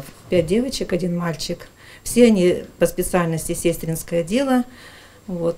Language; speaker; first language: Russian; native; Russian